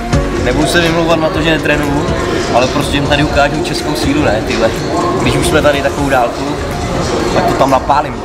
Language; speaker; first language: Czech; native; Czech